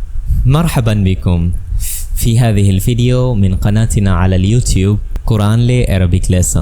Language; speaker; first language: Arabic; non-native, fluent; Bangla